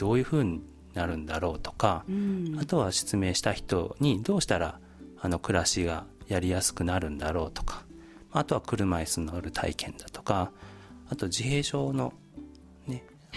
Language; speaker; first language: Japanese; native; Japanese